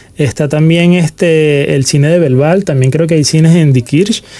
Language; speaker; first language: Spanish; native; Spanish